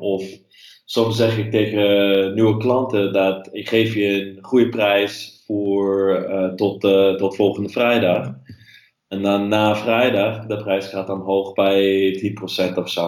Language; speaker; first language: Dutch; non-native, fluent; English